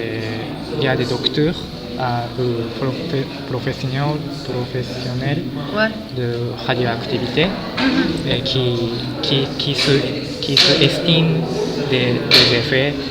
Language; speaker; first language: French; non-native, fluent; Japanese